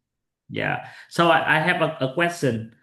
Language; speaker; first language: English; non-native, learner; Vietnamese